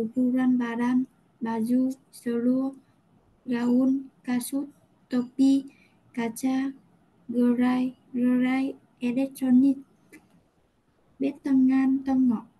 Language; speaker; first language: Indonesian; non-native, learner; Vietnamese